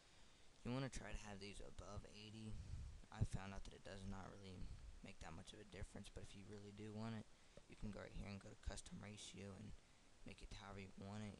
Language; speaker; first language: English; native; English